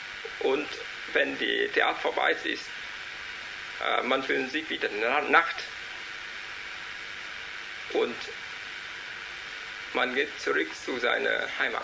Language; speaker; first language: German; non-native, learner; Vietnamese